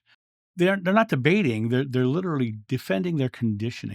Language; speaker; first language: English; native; English